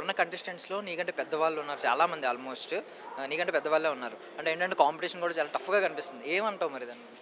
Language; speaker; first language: Telugu; native; Telugu